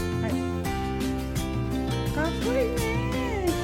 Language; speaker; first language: Japanese; non-native, learner; Filipino